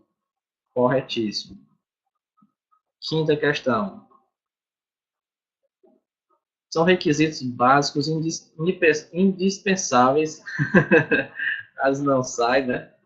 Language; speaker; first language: Portuguese; native; Portuguese